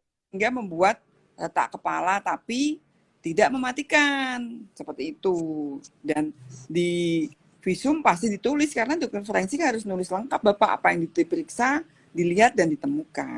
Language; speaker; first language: Indonesian; native; Indonesian